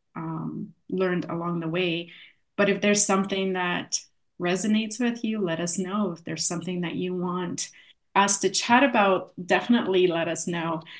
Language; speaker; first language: English; non-native, fluent; Polish